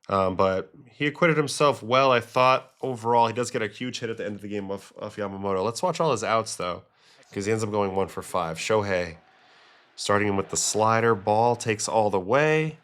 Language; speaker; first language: English; native; English